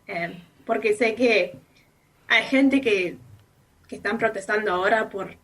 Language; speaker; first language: Spanish; non-native, fluent; English